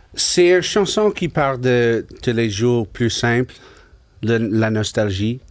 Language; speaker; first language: French; non-native, local second language; English